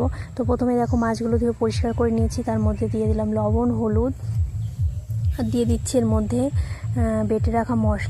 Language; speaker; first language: Bangla; native; Bangla